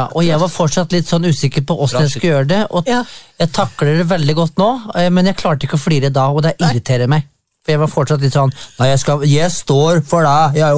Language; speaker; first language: Norwegian; native; Norwegian